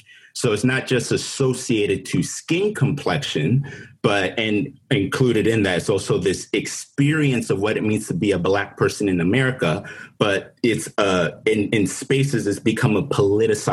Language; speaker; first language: English; non-native, fluent; Spanish